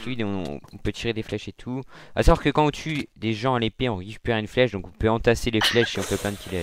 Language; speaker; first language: French; native; French